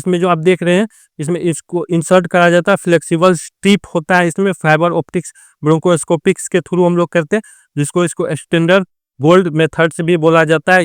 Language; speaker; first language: Hindi; native; Hindi